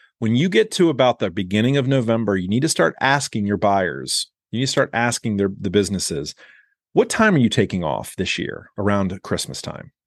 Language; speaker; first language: English; native; English